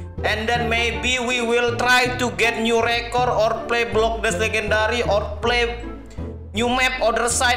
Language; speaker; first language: English; non-native, learner; Indonesian